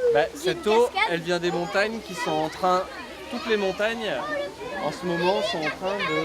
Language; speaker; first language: French; native; French